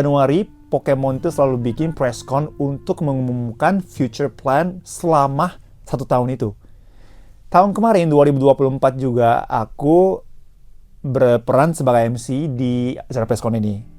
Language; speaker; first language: Indonesian; non-native, fluent; Japanese